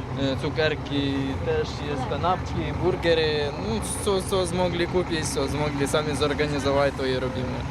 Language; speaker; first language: Polish; non-native, learner; Ukrainian